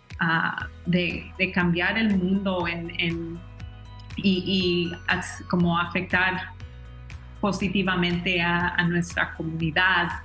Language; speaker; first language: Spanish; early bilingual, heritage; Spanish